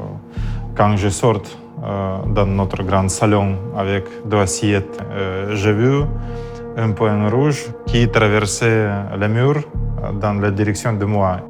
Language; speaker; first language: French; non-native, learner; Russian